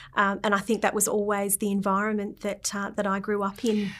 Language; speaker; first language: English; native; English